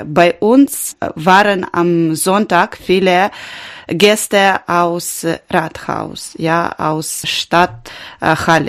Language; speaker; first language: German; non-native, learner; Ukrainian